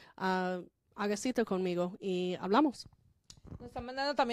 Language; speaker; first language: Spanish; non-native, fluent; English